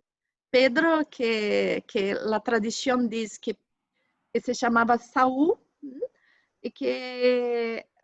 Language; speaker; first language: Spanish; non-native, fluent; Portuguese